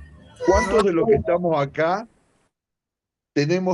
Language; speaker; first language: Spanish; native; Spanish